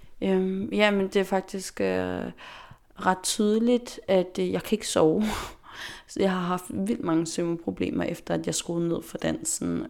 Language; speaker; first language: Danish; non-native, local second language; Faroese